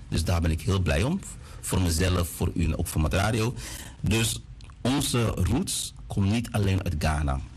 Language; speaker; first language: Dutch; native; Dutch